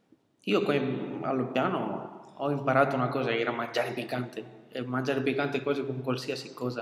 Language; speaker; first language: Italian; non-native, fluent; Spanish